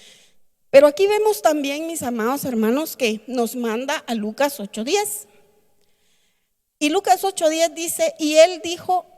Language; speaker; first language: Spanish; native; Spanish